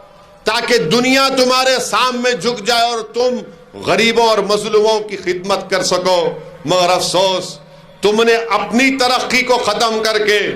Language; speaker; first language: Urdu; native; Urdu